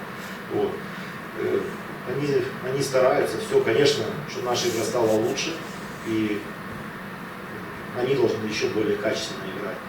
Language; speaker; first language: Russian; native; Russian